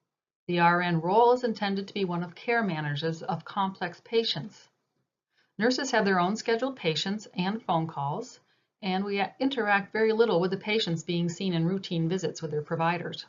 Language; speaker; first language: English; native; English